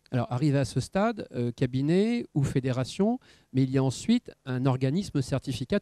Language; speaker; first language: French; native; French